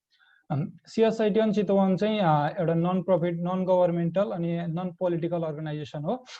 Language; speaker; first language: Nepali; native; Nepali